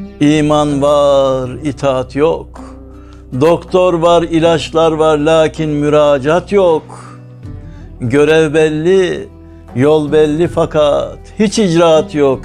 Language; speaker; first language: Turkish; native; Turkish